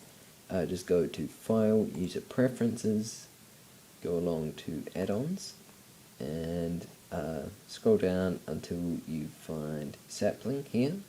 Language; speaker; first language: English; native; English